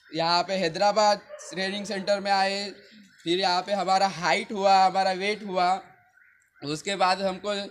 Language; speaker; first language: Hindi; native; Hindi